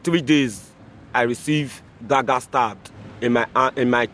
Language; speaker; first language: English; non-native, local second language; Bini